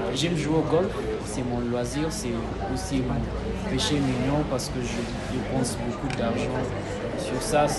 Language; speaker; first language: French; non-native, fluent; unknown